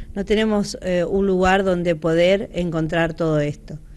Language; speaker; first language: Spanish; native; Spanish